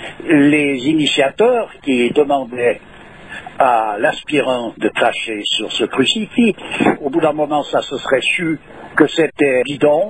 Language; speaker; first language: French; native; French